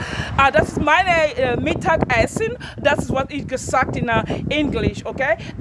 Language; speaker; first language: German; non-native, learner; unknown